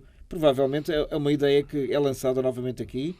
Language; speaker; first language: Portuguese; native; Portuguese